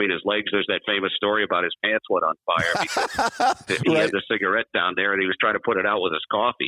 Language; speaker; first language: English; native; English